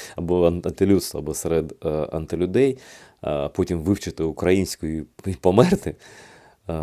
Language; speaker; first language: Ukrainian; non-native, fluent; Russian